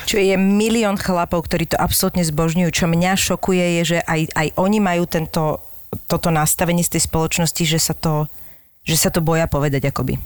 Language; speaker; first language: Slovak; native; Slovak